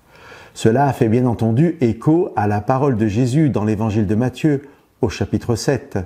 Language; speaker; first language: French; native; French